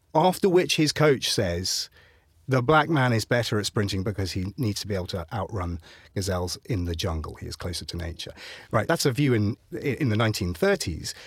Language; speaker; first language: English; native; English